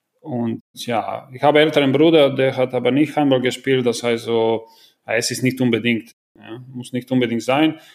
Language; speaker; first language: German; non-native, fluent; Croatian